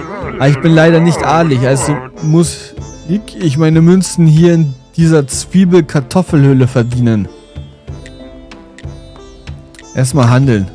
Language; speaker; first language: German; native; German